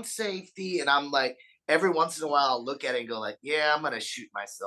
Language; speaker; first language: English; native; English